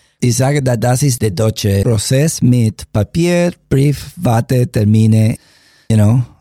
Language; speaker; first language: German; non-native, learner; Spanish